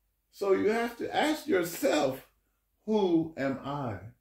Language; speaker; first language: English; native; English